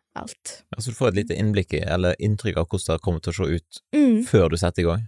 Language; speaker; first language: Norwegian; native; Norwegian